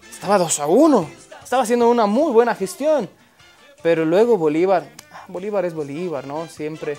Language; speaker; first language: Spanish; native; Spanish